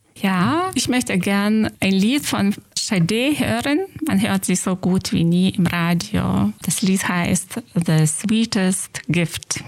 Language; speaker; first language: German; non-native, fluent; Lithuanian